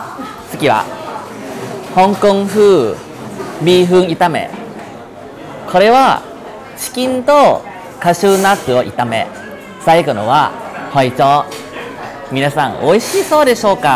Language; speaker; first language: Japanese; non-native, learner; Thai